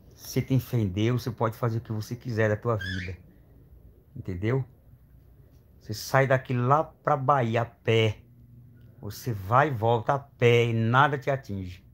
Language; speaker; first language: Portuguese; native; Portuguese